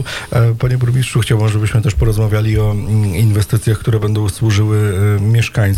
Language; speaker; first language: Polish; native; Polish